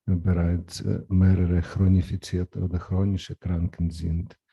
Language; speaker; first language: German; non-native, fluent; Ukrainian